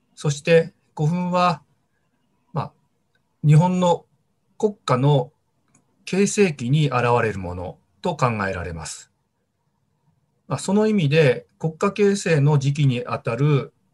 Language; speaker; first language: Japanese; native; Japanese